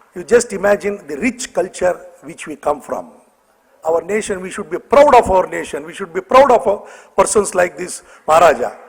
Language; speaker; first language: English; non-native, local second language; Kannada